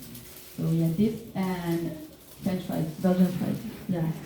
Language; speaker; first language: English; non-native, fluent; French